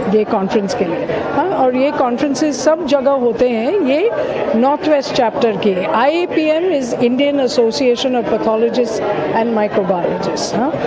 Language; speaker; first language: Hindi; non-native, local second language; Punjabi